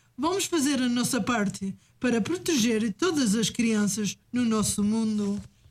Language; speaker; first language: Portuguese; native; Portuguese